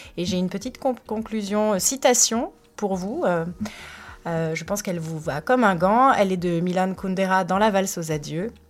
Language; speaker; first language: French; native; French